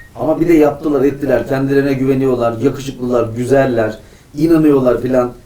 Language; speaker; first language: Turkish; native; Turkish